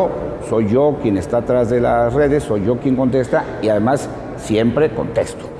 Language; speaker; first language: Spanish; native; Spanish